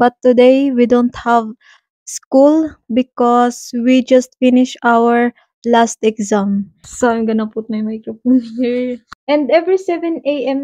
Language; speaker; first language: English; non-native, local second language; Waray